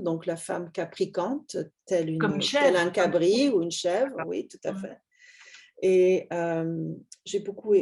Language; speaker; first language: French; native; French